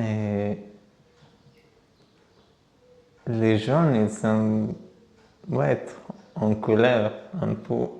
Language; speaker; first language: French; non-native, learner; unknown